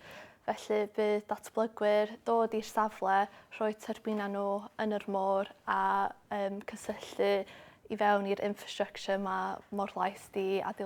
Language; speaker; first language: Welsh; non-native, local second language; English